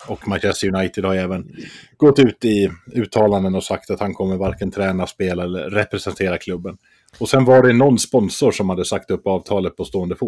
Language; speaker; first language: Swedish; native; Swedish